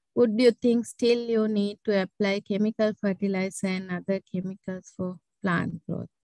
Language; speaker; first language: English; non-native, local second language; Sinhala